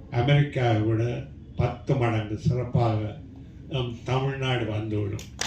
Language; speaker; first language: Tamil; native; Tamil